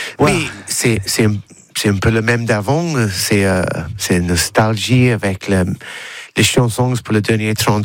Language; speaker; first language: French; non-native, learner; English